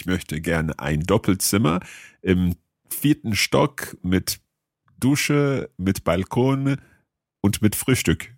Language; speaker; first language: German; non-native, learner; English